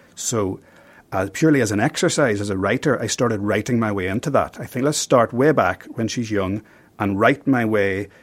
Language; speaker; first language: English; native; English